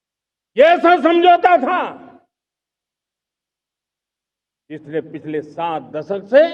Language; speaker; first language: Hindi; non-native, local second language; Gujarati